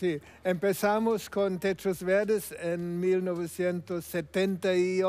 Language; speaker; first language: Spanish; non-native, fluent; German